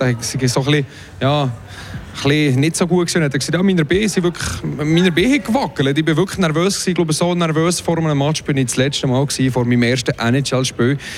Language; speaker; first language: German; native; German